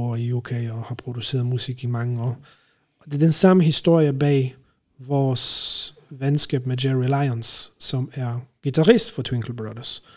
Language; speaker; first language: Danish; non-native, fluent; Polish